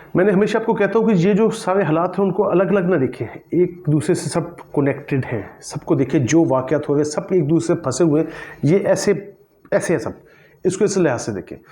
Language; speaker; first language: Urdu; non-native, local second language; Punjabi